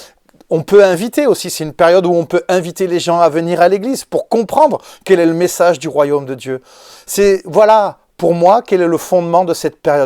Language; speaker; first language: French; native; French